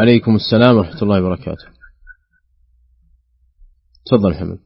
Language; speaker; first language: Arabic; native; Arabic